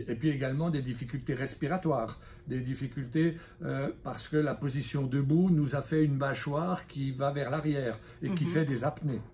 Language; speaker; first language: French; native; French